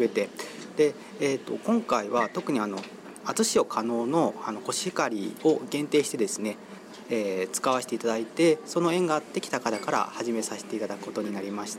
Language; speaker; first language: Japanese; native; Japanese